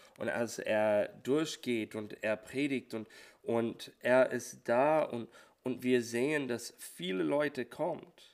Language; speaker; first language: German; non-native, learner; English